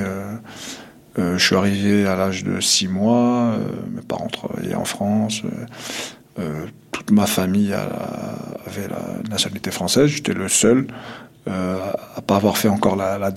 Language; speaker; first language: French; non-native, local second language; Kabyle